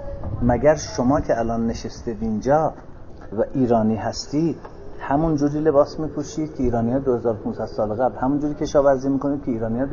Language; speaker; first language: Persian; native; Persian